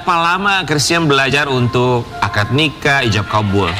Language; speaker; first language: Indonesian; native; Indonesian